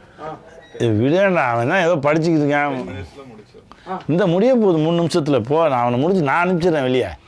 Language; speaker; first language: Tamil; native; Tamil